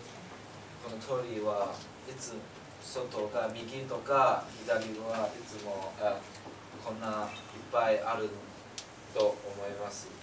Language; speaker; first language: Japanese; non-native, learner; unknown